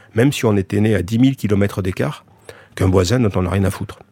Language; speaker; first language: French; native; French